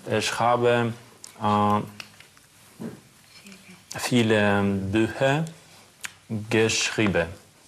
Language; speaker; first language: German; non-native, learner; Russian